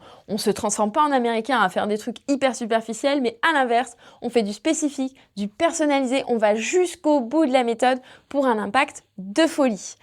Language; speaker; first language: French; native; French